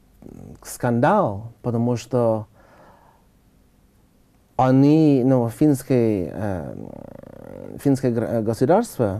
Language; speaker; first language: Russian; non-native, learner; English